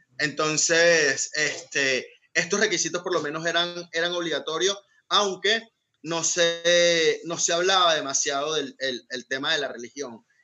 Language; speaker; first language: Spanish; native; Spanish